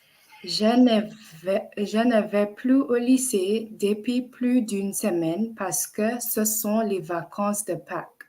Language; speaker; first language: French; non-native, learner; English